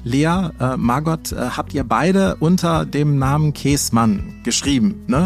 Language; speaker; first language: German; native; German